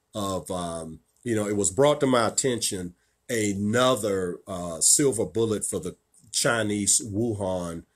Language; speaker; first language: English; native; English